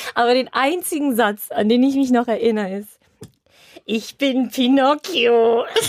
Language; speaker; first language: German; early bilingual, heritage; Polish